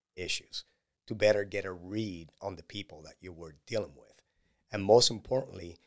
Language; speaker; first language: English; non-native, fluent; Spanish